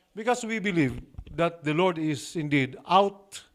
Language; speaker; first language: English; non-native, local second language; Filipino